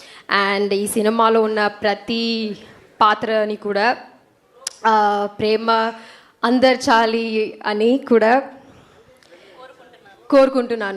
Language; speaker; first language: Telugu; non-native, learner; Malayalam